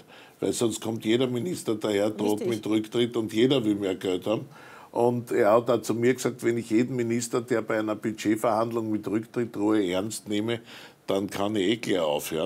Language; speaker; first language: German; native; German